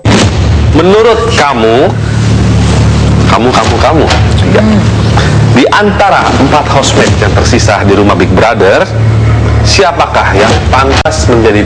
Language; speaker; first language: Indonesian; native; Indonesian